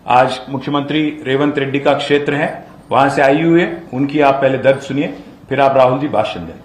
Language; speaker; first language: Hindi; non-native, local second language; Telugu